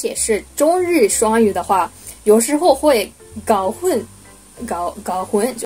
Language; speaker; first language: Chinese; non-native, fluent; Japanese